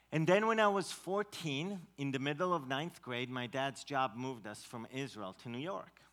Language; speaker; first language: English; non-native, fluent; Hebrew